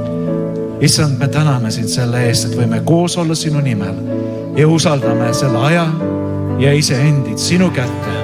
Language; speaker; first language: Estonian; native; Estonian